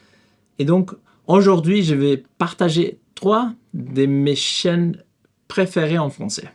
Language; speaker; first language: French; non-native, learner; Spanish